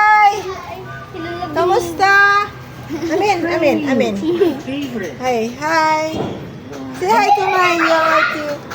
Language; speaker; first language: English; non-native, local second language; Cebuano